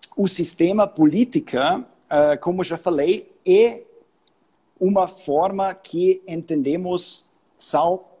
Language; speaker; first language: Portuguese; non-native, fluent; German